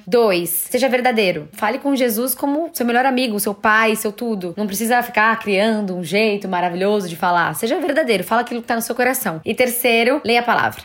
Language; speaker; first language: Portuguese; native; Portuguese